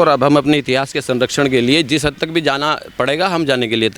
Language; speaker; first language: Hindi; native; Hindi